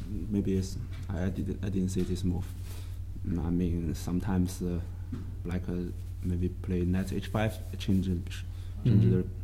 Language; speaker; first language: English; non-native, learner; Chinese